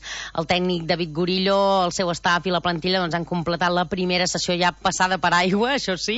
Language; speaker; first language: Catalan; native; Catalan